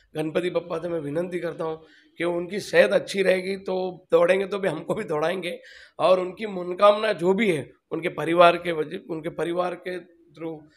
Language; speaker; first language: Hindi; non-native, local second language; Telugu